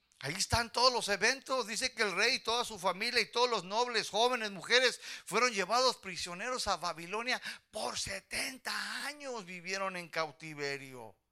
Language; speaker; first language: Spanish; early bilingual, heritage; Spanish